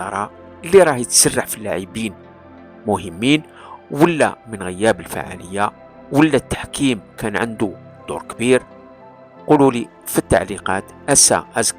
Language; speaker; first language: Arabic; non-native, local second language; Kabyle